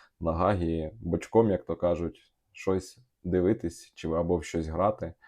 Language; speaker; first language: Ukrainian; non-native, local second language; Russian